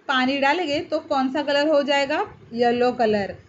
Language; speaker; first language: Hindi; non-native, local second language; Marathi